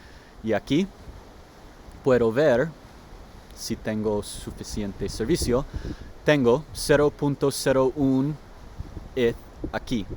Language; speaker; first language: Spanish; non-native, learner; English